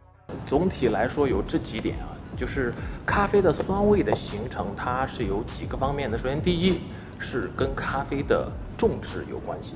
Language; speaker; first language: Chinese; native; Chinese